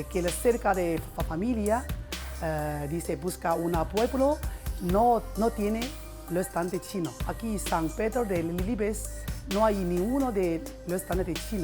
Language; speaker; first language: Spanish; non-native, learner; Chinese